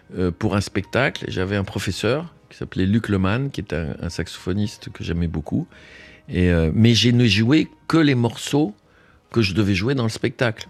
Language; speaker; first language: French; native; French